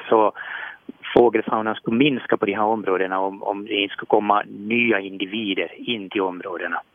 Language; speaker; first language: Swedish; native; Swedish